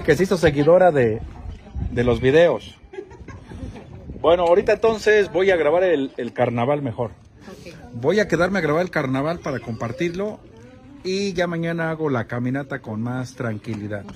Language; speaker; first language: Spanish; native; Spanish